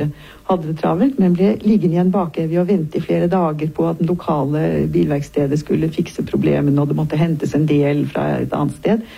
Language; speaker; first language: Norwegian; native; Norwegian